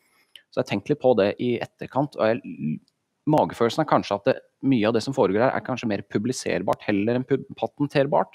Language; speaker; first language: Norwegian; native; Norwegian